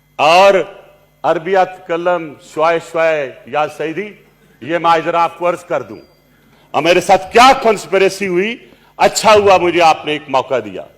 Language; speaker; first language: Urdu; non-native, local second language; Punjabi